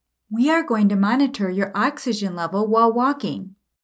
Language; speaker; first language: English; native; English